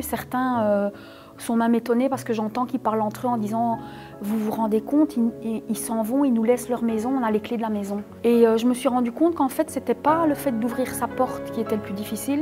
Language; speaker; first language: French; native; French